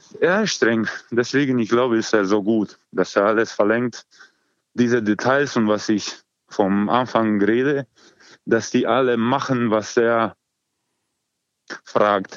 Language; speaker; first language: German; non-native, learner; Croatian